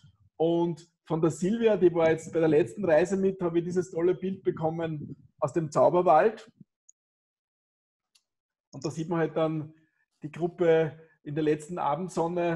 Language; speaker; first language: German; native; German